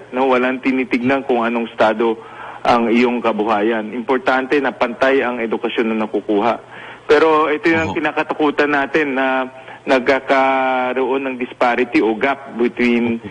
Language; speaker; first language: Filipino; native; Filipino